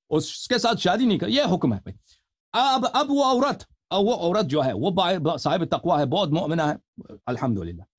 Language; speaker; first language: Urdu; non-native, fluent; Persian